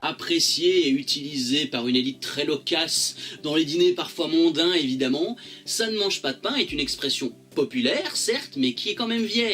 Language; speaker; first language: French; native; French